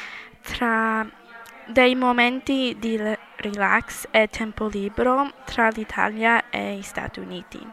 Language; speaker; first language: Italian; non-native, learner; English